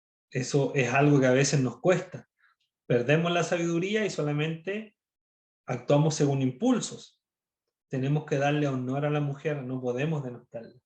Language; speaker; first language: Spanish; native; Spanish